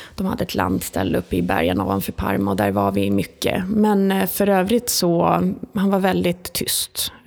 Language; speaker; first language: Swedish; early bilingual, other home language; Italian